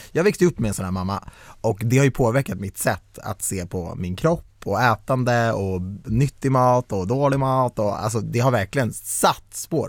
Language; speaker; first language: Swedish; native; Swedish